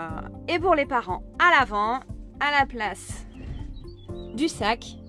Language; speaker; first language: French; native; French